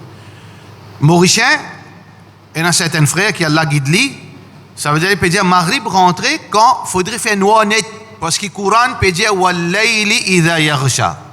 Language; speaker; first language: French; non-native, learner; Morisyen